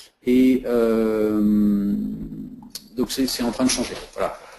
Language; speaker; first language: French; native; French